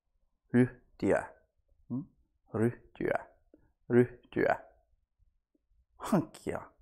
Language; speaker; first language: Finnish; non-native, learner; English